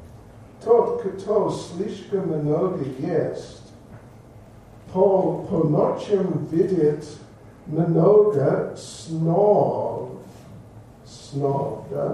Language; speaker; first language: Russian; non-native, learner; English